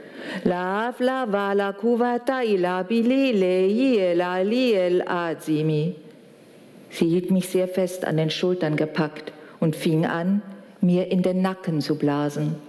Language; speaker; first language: German; native; German